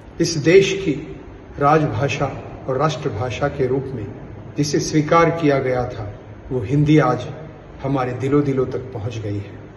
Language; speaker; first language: Hindi; non-native, local second language; Marathi